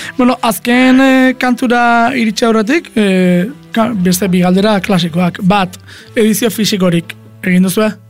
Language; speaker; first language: Basque; native; Basque